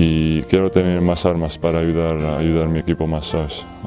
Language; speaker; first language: Spanish; non-native, fluent; Georgian